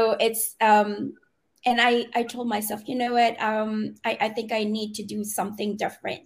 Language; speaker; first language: English; non-native, local second language; Filipino